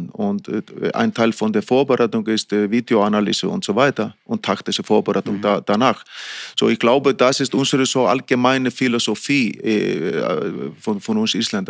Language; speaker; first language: German; non-native, fluent; Icelandic